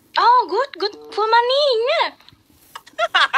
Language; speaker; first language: English; non-native, learner; Indonesian